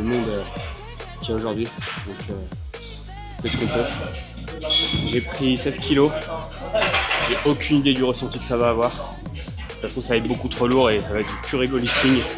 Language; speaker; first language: French; native; French